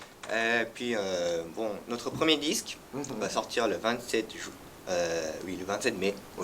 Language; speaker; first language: French; early bilingual, heritage; French